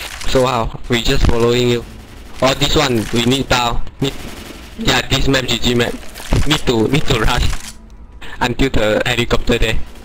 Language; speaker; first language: English; non-native, local second language; Chinese